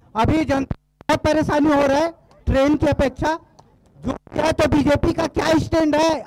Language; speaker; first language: Hindi; native; Hindi